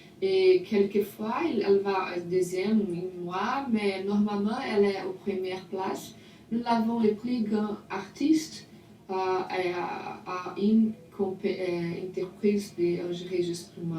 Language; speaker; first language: French; non-native, learner; Portuguese